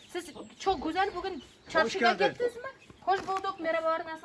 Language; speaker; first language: Turkish; non-native, learner; Russian